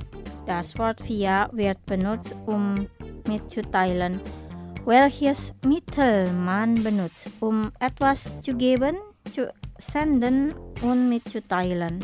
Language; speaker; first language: German; non-native, fluent; Indonesian